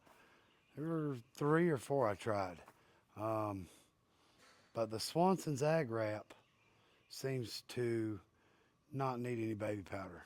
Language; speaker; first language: English; native; English